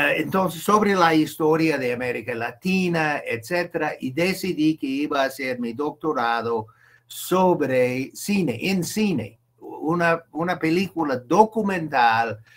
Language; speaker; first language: Spanish; non-native, fluent; English